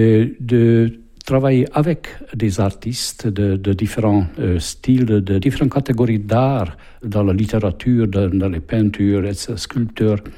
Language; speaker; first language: French; non-native, fluent; Hungarian